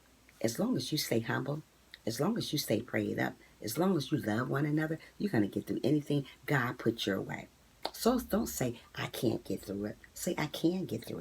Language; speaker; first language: English; native; English